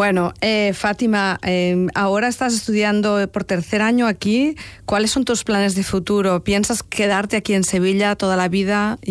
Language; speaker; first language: Spanish; non-native, local second language; Catalan